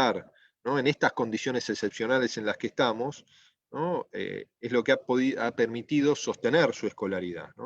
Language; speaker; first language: Spanish; native; Spanish